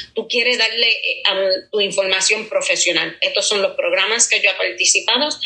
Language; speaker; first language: Spanish; early bilingual, heritage; Spanish